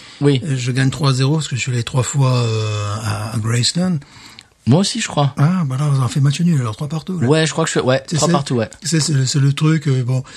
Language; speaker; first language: French; native; French